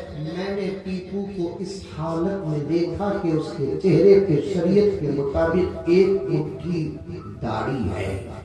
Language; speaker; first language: Urdu; native; Urdu